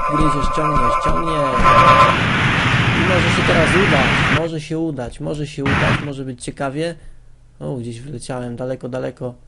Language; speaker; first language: Polish; native; Polish